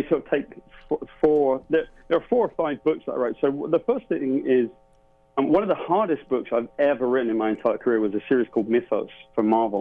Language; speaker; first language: English; native; English